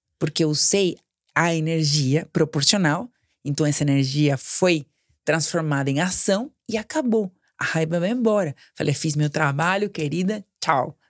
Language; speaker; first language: Portuguese; non-native, fluent; Spanish